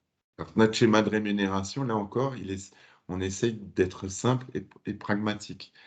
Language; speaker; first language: French; native; French